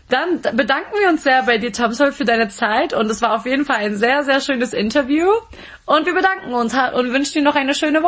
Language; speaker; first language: German; native; German